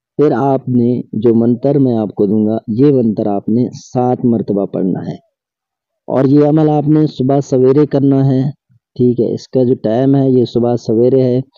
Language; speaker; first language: Urdu; non-native, local second language; Sindhi